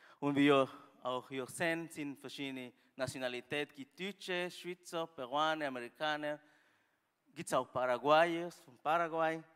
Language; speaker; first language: German; non-native, learner; Spanish